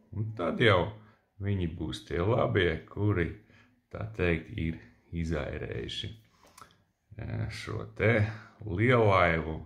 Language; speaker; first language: Latvian; native; Latvian